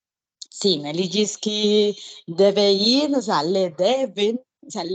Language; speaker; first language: Portuguese; non-native, learner; Spanish